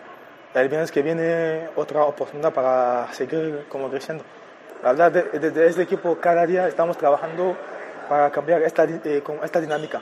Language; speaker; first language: Spanish; non-native, fluent; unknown